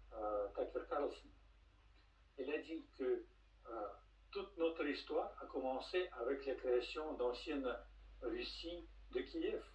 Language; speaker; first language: French; non-native, fluent; Russian